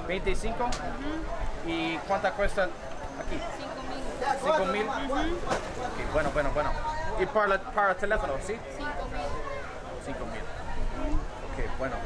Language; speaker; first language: Spanish; non-native, learner; English